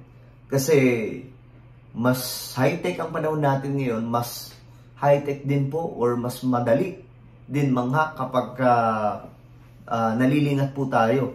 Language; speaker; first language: Filipino; native; Filipino